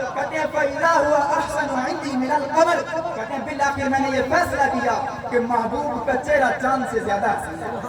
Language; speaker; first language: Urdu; non-native, local second language; Punjabi